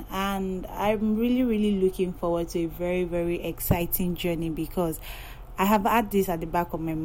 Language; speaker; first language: English; non-native, local second language; Yoruba